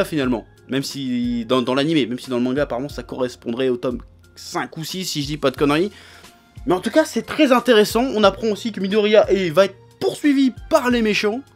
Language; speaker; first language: French; native; French